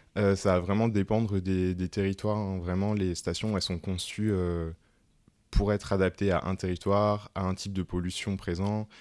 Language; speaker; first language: French; native; French